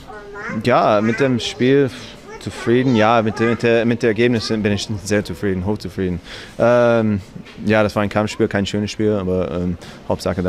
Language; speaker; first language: German; non-native, fluent; English